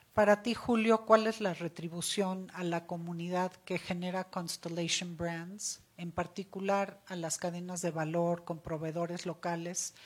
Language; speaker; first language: Spanish; native; Spanish